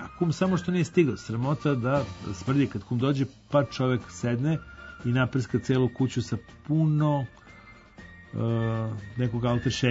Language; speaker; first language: Croatian; native; Croatian